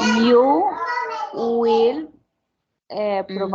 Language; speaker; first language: English; non-native, learner; Spanish